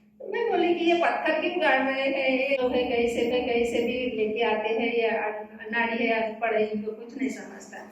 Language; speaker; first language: Hindi; non-native, local second language; Gondi